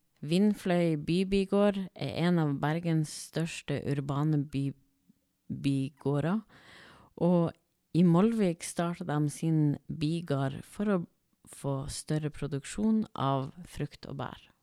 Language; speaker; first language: Norwegian; native; Norwegian